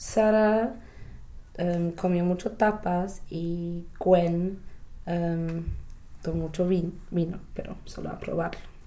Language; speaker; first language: Spanish; non-native, learner; English